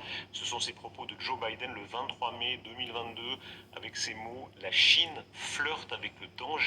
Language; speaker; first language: French; native; French